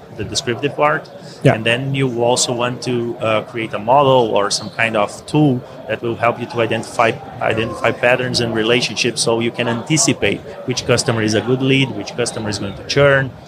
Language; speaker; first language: English; non-native, fluent; Portuguese